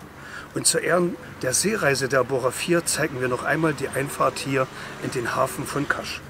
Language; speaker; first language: German; native; German